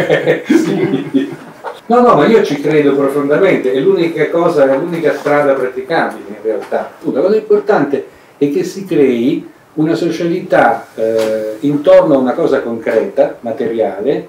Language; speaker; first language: Italian; native; Italian